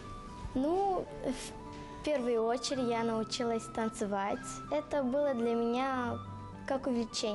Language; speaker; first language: Russian; non-native, local second language; Romanian